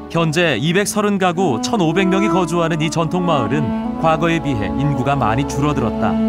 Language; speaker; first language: Korean; native; Korean